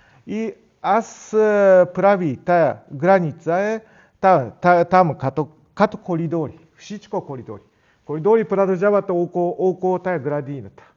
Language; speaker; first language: Bulgarian; non-native, learner; Japanese